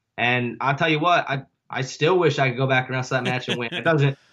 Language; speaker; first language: English; native; English